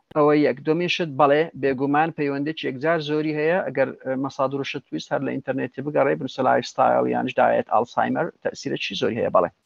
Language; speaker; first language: Central Kurdish; native; Central Kurdish